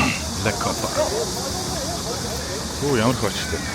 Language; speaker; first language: Mongolian; native; Mongolian